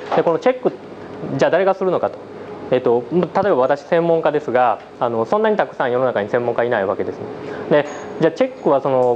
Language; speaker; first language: Japanese; native; Japanese